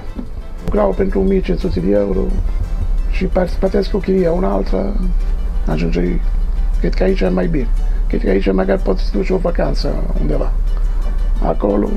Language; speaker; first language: Romanian; non-native, learner; Italian